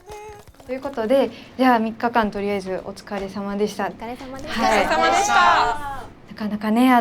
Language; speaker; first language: Japanese; native; Japanese